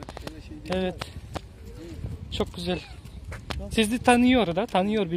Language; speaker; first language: Turkish; non-native, learner; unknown